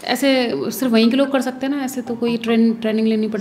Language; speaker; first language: Spanish; non-native, learner; Hindi